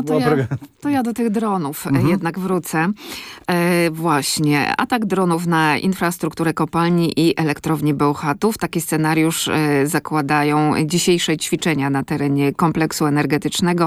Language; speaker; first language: Polish; native; Polish